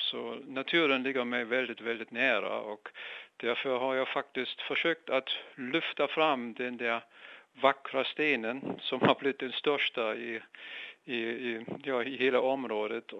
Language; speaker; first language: Swedish; non-native, fluent; German